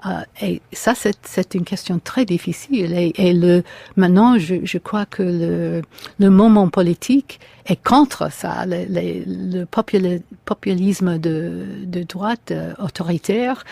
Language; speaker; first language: French; non-native, fluent; English